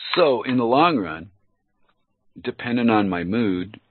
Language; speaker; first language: English; native; English